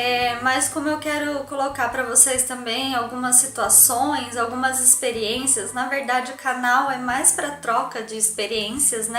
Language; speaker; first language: Portuguese; native; Portuguese